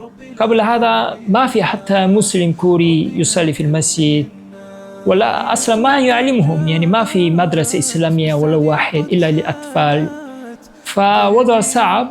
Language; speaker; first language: Arabic; non-native, fluent; Korean